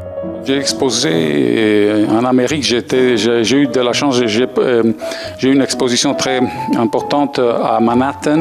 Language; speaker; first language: French; non-native, fluent; Italian